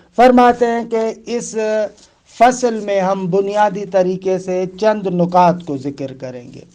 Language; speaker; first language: Urdu; native; Urdu